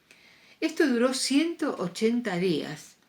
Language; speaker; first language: Spanish; native; Spanish